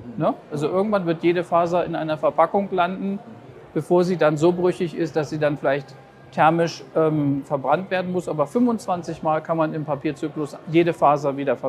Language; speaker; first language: German; native; German